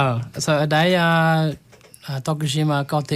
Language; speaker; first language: Vietnamese; non-native, learner; English